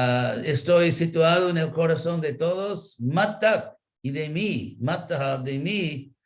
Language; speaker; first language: Spanish; non-native, fluent; English